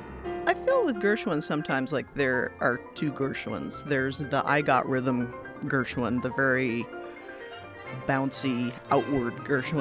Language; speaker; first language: English; native; English